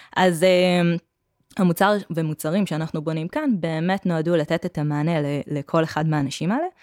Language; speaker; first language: Hebrew; native; Hebrew